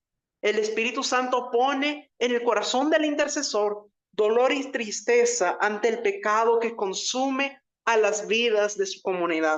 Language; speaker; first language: Spanish; native; Spanish